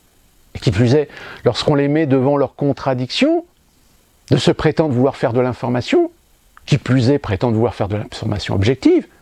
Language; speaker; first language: French; native; French